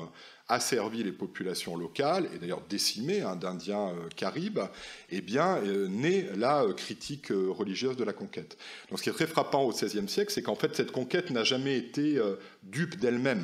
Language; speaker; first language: French; native; French